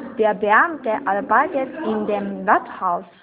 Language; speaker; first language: German; non-native, learner; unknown